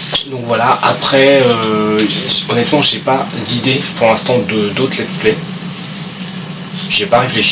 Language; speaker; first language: French; native; French